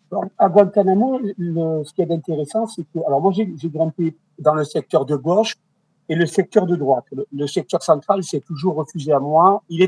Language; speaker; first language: French; native; French